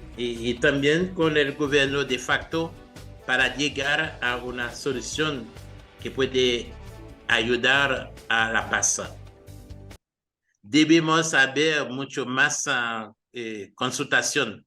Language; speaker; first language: Spanish; non-native, fluent; Haitian Creole